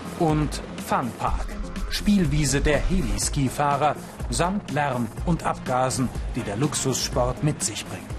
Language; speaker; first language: German; native; German